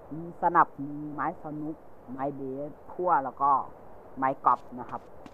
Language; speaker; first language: Thai; native; Thai